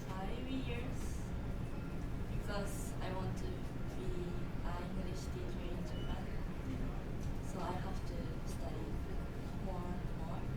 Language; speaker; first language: English; non-native, learner; Japanese